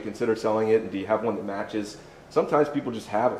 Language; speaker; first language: English; native; English